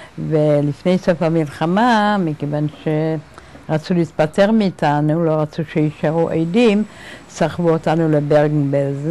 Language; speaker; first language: Hebrew; early bilingual, other home language; Czech